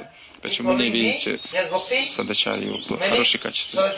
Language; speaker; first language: Russian; non-native, learner; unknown